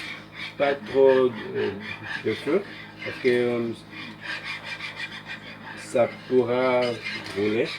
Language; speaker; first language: French; non-native, fluent; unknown